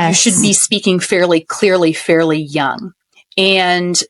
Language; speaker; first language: English; native; English